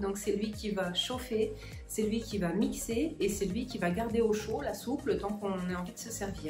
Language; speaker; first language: French; native; French